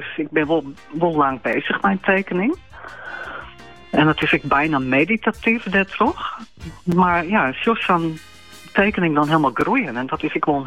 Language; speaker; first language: Dutch; native; Dutch